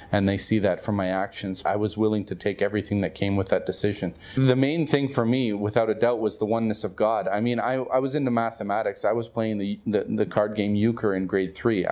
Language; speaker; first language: English; native; English